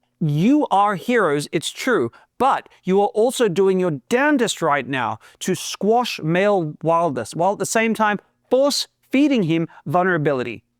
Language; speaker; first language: English; native; English